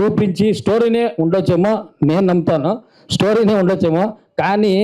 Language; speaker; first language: Telugu; non-native, learner; Kannada